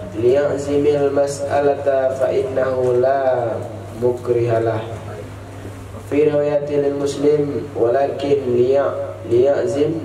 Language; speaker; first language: Arabic; non-native, fluent; Indonesian